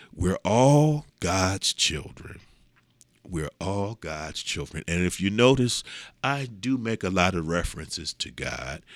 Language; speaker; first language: English; native; English